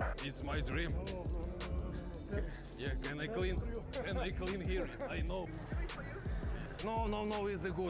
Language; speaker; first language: English; non-native, learner; Russian